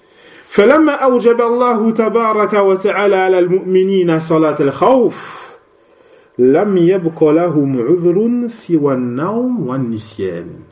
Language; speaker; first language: Arabic; non-native, fluent; French